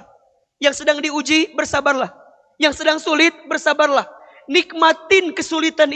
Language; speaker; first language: Indonesian; native; Indonesian